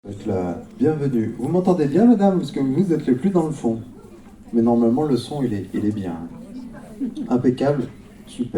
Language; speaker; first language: French; native; French